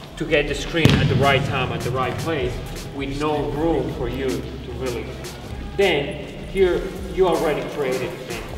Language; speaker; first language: English; non-native, fluent; Catalan